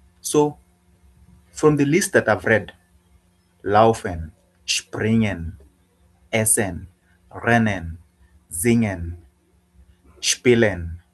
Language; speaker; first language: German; non-native, learner; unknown